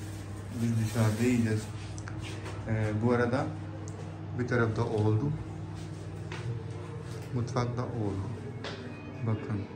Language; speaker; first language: Turkish; non-native, learner; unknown